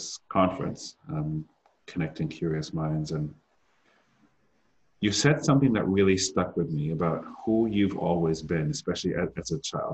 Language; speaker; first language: English; non-native, fluent; German